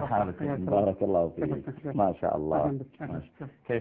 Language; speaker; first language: Arabic; native; Arabic